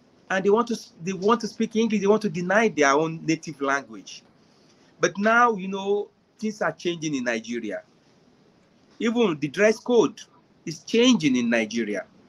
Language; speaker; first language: English; non-native, local second language; Yoruba